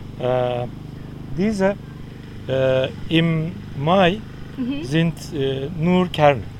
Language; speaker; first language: German; non-native, learner; Turkish